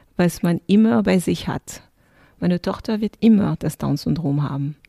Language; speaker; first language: German; non-native, fluent; French